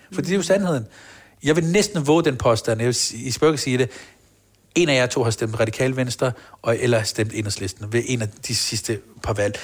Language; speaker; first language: Danish; early bilingual, other home language; Urdu